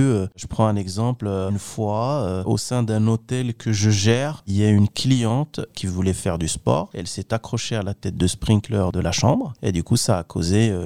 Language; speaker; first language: French; non-native, local second language; Arabic